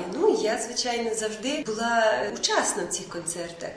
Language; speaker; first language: Ukrainian; native; Ukrainian